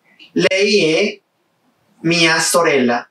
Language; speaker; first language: Italian; non-native, learner; Spanish